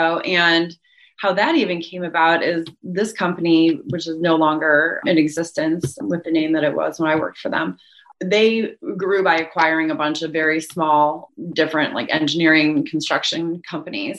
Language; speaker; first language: English; native; English